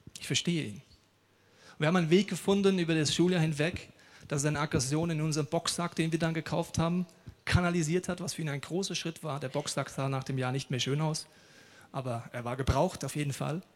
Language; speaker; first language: German; native; German